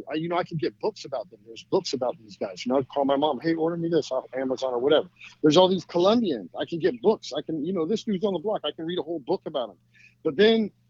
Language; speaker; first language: English; native; English